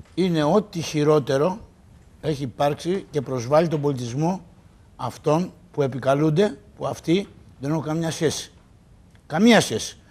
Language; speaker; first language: Greek; native; Greek